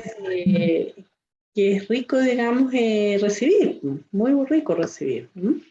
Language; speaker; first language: Spanish; native; Spanish